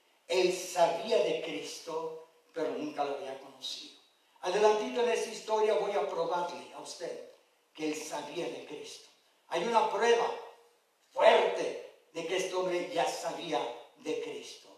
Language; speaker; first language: Spanish; early bilingual, heritage; Spanish